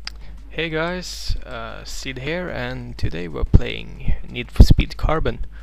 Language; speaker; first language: English; non-native, fluent; Norwegian